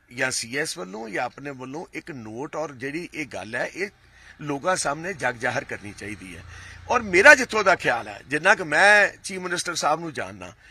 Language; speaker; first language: Punjabi; native; Punjabi